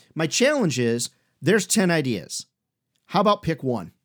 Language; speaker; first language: English; native; English